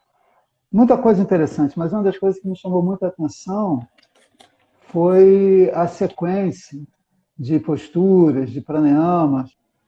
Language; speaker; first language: Portuguese; native; Portuguese